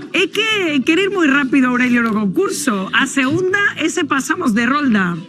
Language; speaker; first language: Galician; native; Galician